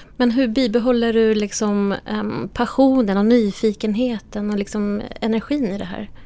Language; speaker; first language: Swedish; native; Swedish